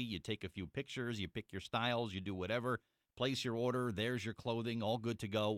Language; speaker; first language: English; native; English